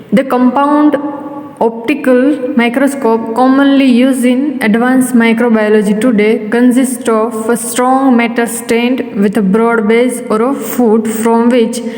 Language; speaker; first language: English; non-native, local second language; Gujarati